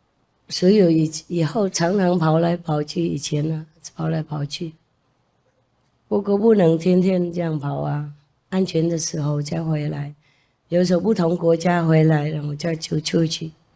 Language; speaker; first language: Chinese; non-native, fluent; Vietnamese